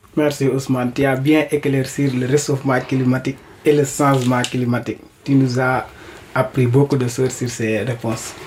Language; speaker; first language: French; non-native, local second language; Wolof